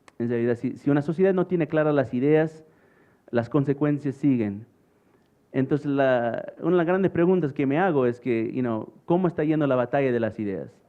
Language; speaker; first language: Spanish; early bilingual, heritage; English